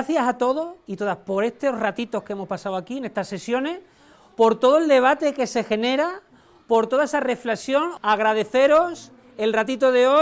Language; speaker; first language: Spanish; native; Spanish